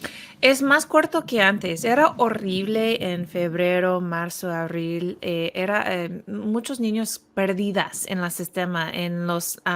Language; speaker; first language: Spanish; non-native, fluent; English